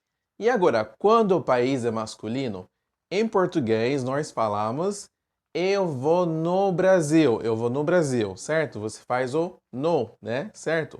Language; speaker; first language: Portuguese; non-native, fluent; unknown